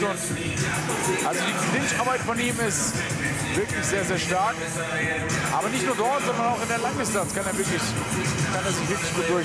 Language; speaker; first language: German; native; German